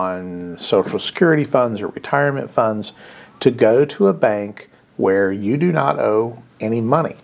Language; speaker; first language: English; native; English